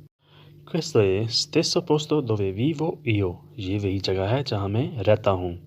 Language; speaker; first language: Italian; non-native, fluent; Urdu